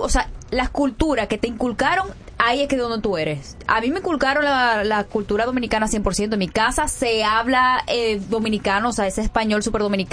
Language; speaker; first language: Spanish; early bilingual, heritage; Spanish